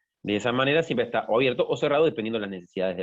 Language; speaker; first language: Spanish; native; Spanish